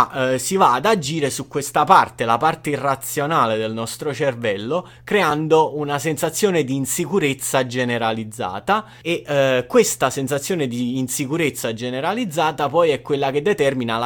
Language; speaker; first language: Italian; native; Italian